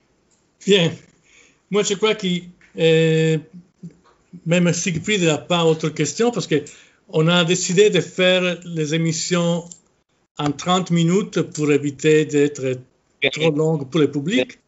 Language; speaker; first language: French; non-native, fluent; Italian